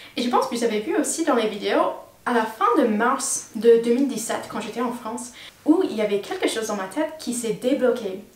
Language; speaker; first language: French; non-native, fluent; English